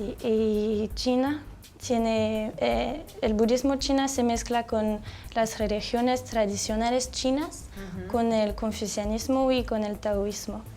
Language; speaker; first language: Spanish; non-native, fluent; French